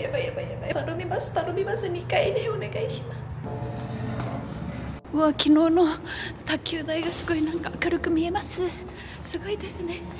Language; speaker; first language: Japanese; native; Japanese